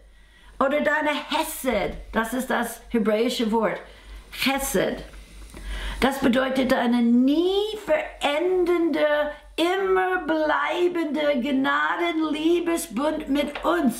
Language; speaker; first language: German; non-native, fluent; English